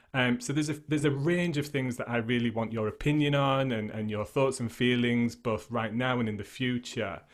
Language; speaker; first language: English; native; English